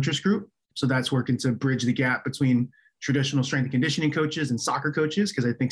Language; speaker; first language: English; early bilingual, other home language; Chinese